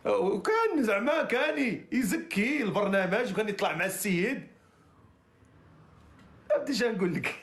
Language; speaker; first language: Arabic; native; Arabic